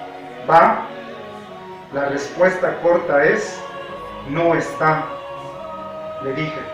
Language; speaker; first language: Spanish; native; Spanish